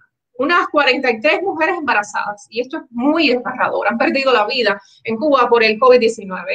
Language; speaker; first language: Spanish; native; Spanish